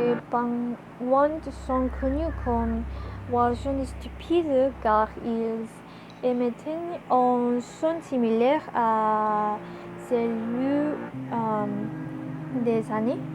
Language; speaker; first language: French; non-native, learner; Spanish